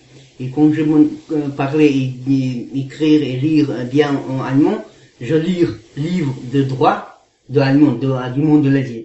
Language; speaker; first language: French; non-native, learner; Kazakh